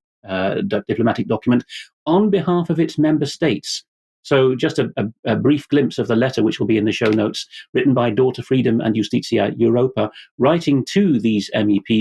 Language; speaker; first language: English; non-native, fluent; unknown